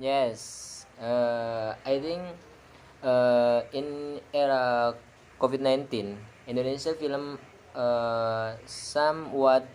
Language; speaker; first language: English; non-native, learner; Indonesian